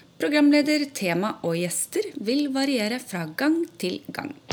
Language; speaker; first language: Norwegian; native; Norwegian